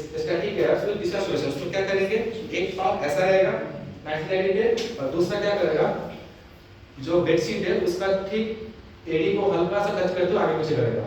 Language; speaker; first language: Hindi; non-native, local second language; Bangla